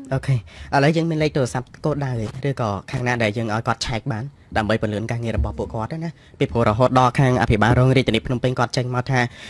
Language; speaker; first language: Khmer; native; Khmer